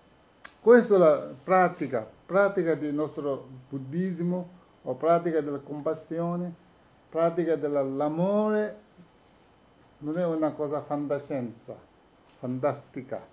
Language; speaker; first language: Italian; non-native, learner; Tibetan